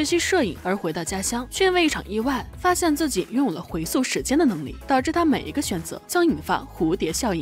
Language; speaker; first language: Chinese; native; Chinese